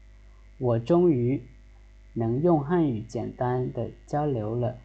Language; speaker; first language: Chinese; non-native, fluent; Lao